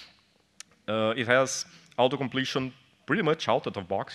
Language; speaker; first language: English; non-native, fluent; Portuguese